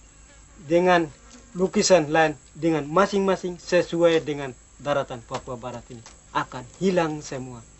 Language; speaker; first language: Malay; non-native, local second language; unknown